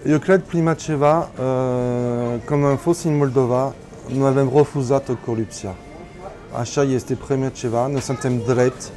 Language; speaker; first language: Romanian; non-native, learner; French